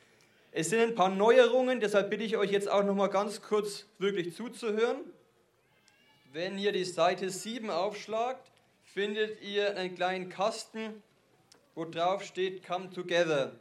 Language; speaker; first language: German; native; German